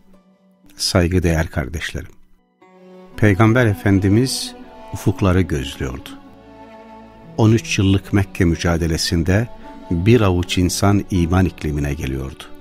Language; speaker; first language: Turkish; native; Turkish